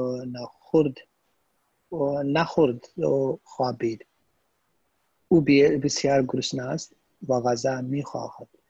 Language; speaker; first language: Persian; non-native, learner; Urdu